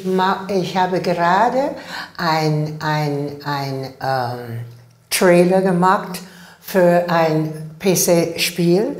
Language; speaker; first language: German; non-native, learner; English